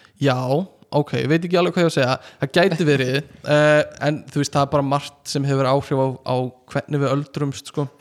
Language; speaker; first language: Icelandic; native; Icelandic